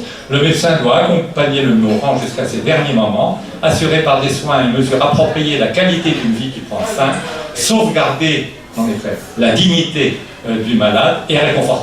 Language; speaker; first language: French; native; French